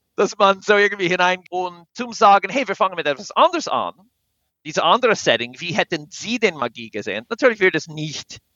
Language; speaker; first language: German; non-native, fluent; English